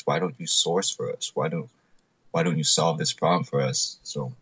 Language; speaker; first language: English; native; English